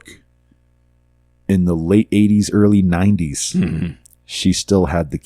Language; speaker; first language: English; native; English